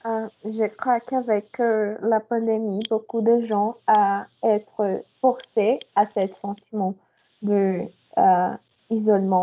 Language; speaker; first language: French; non-native, learner; Portuguese